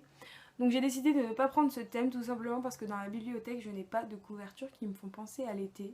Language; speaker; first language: French; native; French